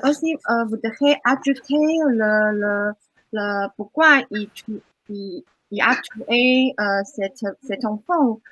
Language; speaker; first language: French; non-native, learner; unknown